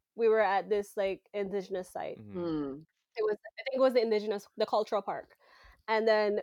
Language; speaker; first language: English; native; English